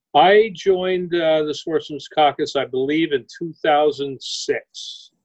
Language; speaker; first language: English; native; English